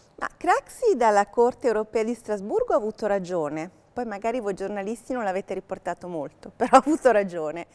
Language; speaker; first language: Italian; native; Italian